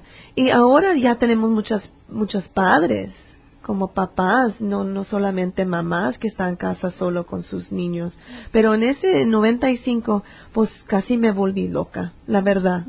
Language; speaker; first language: Spanish; early bilingual, heritage; English